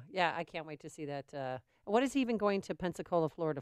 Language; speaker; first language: English; native; English